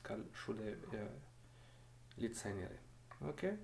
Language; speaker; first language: Norwegian; non-native, fluent; French